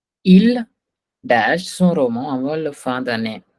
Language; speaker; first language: French; non-native, fluent; Hindi